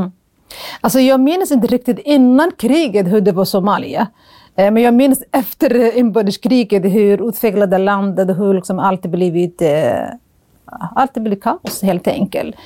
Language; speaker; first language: Swedish; non-native, fluent; Somali